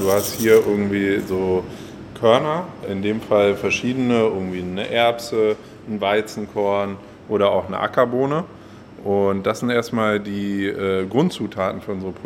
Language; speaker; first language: German; native; German